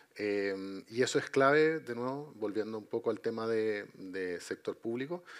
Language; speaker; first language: Spanish; native; Spanish